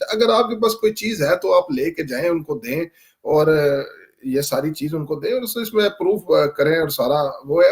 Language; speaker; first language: Urdu; non-native, local second language; Punjabi